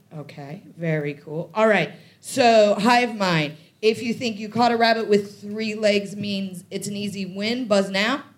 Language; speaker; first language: English; native; English